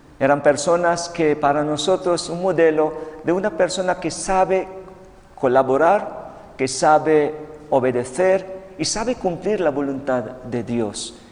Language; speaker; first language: Spanish; non-native, fluent; Filipino